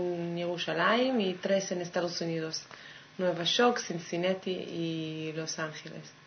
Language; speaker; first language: Spanish; non-native, fluent; Hebrew